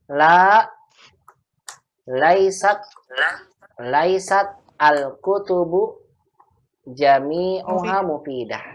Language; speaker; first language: Arabic; non-native, fluent; Indonesian